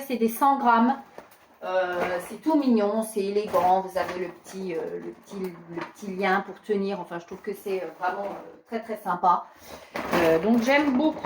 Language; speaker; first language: French; native; French